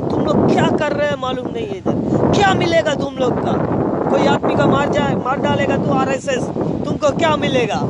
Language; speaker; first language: Hindi; non-native, learner; Tamil